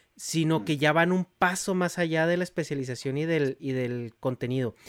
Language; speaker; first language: Spanish; native; Spanish